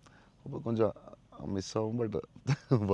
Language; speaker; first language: Tamil; non-native, local second language; Telugu